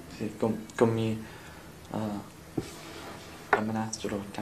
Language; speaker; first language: Spanish; non-native, learner; English